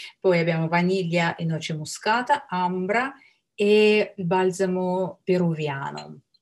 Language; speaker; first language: Italian; non-native, fluent; Russian